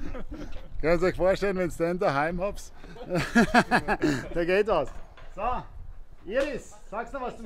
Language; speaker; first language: German; native; German